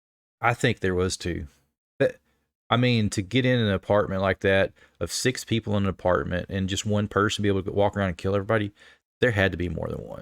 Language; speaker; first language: English; native; English